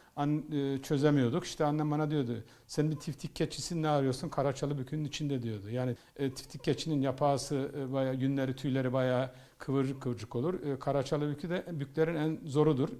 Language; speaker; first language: Turkish; native; Turkish